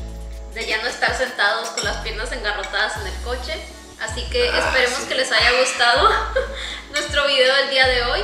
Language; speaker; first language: Spanish; native; Spanish